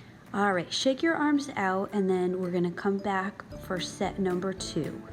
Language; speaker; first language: English; native; English